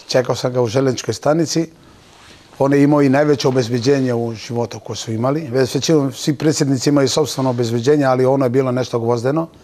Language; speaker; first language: Bosnian; non-native, local second language; Turkish